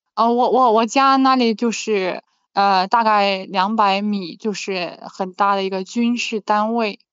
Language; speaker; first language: Chinese; non-native, fluent; Ukrainian